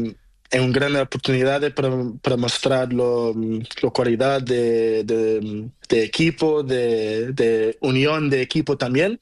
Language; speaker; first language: Spanish; non-native, learner; Portuguese